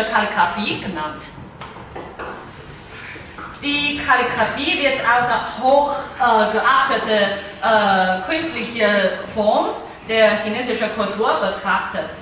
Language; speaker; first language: German; non-native, fluent; Chinese